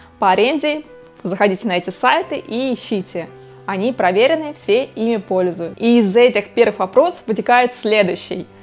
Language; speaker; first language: Russian; native; Russian